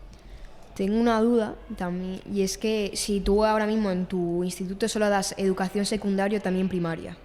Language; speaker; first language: Spanish; native; Spanish